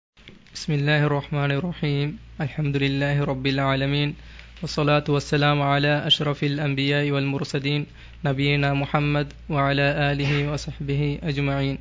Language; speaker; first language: Arabic; non-native, fluent; Divehi